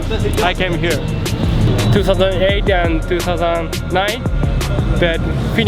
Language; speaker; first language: English; non-native, learner; Japanese